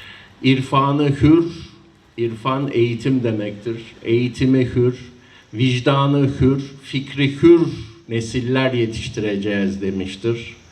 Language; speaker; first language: Turkish; native; Turkish